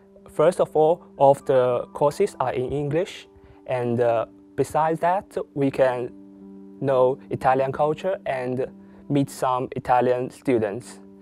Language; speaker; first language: English; non-native, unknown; Chinese